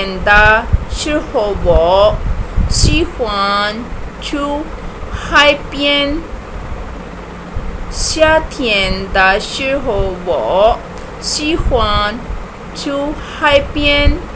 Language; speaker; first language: Chinese; non-native, fluent; Urdu